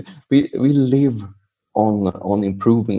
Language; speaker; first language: English; non-native, fluent; Swedish